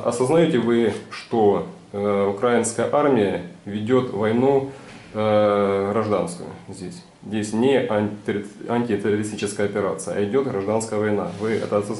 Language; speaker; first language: Russian; native; Russian